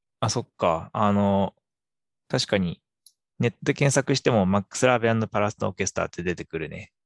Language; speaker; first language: Japanese; native; Japanese